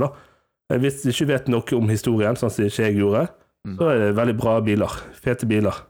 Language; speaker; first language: Norwegian; native; Norwegian